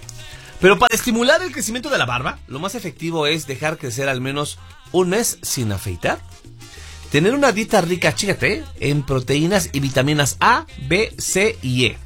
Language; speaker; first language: Spanish; native; Spanish